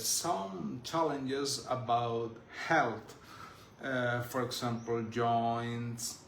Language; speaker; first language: English; non-native, learner; Spanish